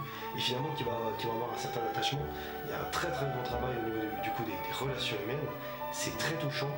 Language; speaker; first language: French; native; French